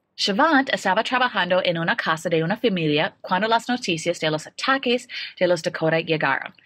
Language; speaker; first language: Spanish; non-native, learner; English